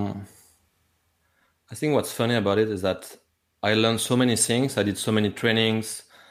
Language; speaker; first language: English; non-native, fluent; French